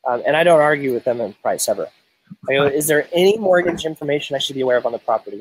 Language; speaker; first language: English; native; English